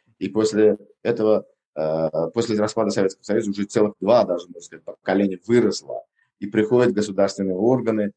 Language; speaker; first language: Russian; non-native, local second language; Uzbek